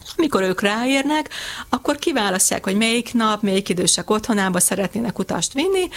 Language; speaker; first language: Hungarian; native; Hungarian